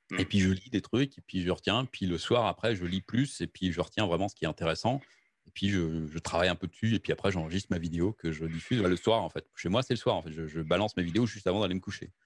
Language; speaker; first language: French; native; French